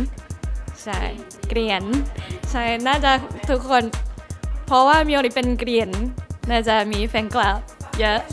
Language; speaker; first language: Thai; non-native, learner; Japanese